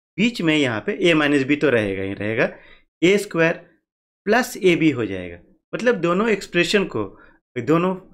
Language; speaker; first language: Hindi; native; Hindi